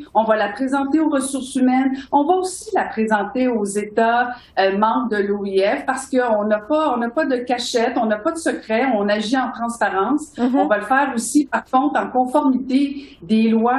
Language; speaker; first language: French; native; French